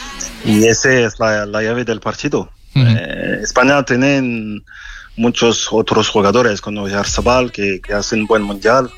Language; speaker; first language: Spanish; non-native, fluent; French